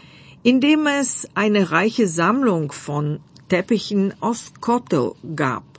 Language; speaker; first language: German; non-native, fluent; Bulgarian